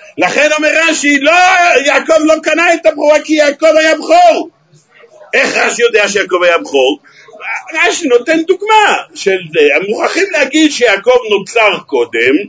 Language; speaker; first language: Hebrew; native; Hebrew